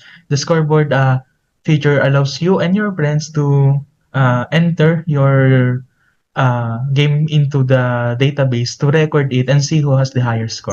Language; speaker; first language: English; non-native, local second language; Filipino